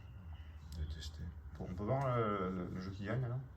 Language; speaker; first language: French; native; French